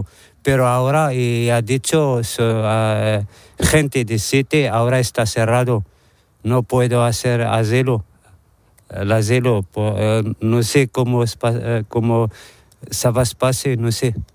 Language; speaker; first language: Spanish; non-native, learner; Arabic